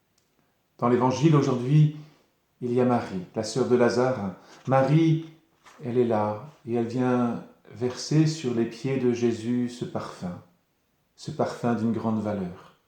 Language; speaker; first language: French; native; French